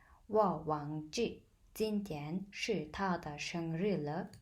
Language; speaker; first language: Chinese; non-native, fluent; Mongolian